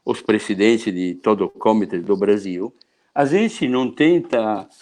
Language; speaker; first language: Portuguese; non-native, fluent; Italian